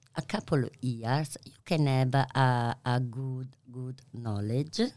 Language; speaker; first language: English; non-native, learner; Italian